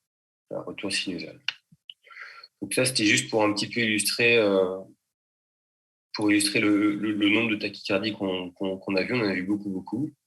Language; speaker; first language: French; native; French